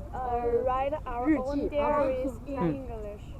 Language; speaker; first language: English; non-native, learner; Chinese